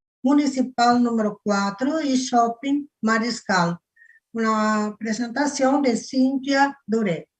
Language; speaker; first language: Spanish; non-native, fluent; Portuguese